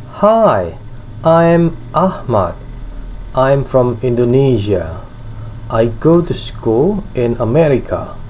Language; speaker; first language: English; non-native, fluent; Indonesian